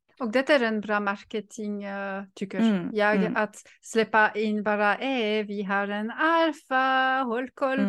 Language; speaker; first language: Swedish; non-native, fluent; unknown